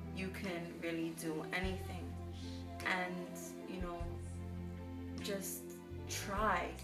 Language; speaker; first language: English; native; English